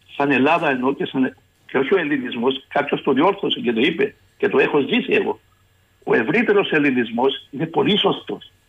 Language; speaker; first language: Greek; native; Greek